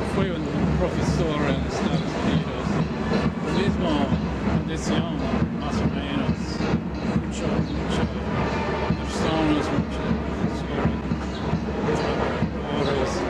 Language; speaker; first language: Spanish; non-native, learner; English